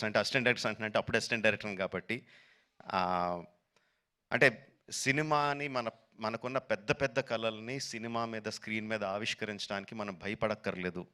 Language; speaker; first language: Telugu; native; Telugu